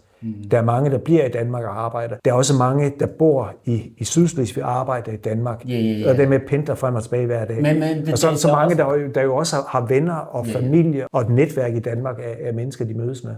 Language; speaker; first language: Danish; native; Danish